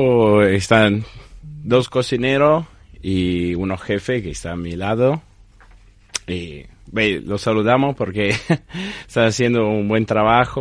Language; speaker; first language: Spanish; non-native, fluent; Italian